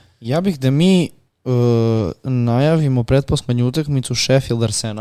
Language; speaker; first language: Serbian; native; Serbian